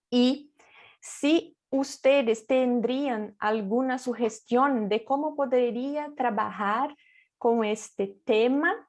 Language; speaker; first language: Spanish; non-native, fluent; Portuguese